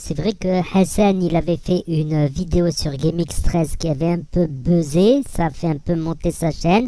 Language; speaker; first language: French; native; French